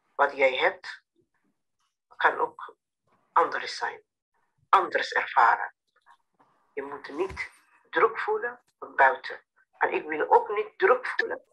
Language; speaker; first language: Dutch; non-native, learner; Somali